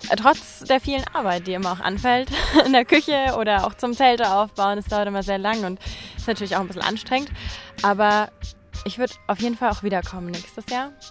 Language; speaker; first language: German; native; German